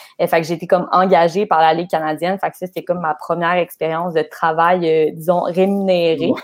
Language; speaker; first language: French; native; French